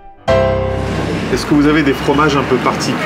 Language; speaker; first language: French; native; French